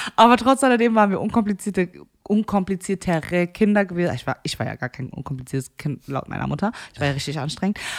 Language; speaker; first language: German; early bilingual, other home language; Korean